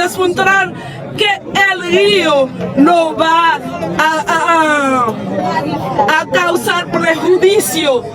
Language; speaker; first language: Spanish; non-native, fluent; Haitian Creole